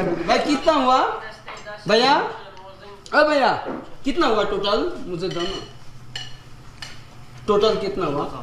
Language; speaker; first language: Hindi; non-native, learner; Bangla